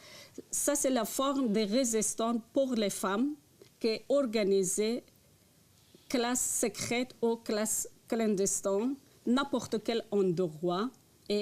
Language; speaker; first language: French; non-native, learner; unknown